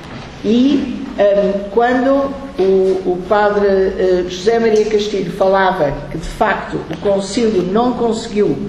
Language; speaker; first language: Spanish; non-native, fluent; Portuguese